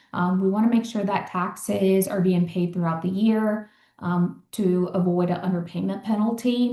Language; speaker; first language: English; native; English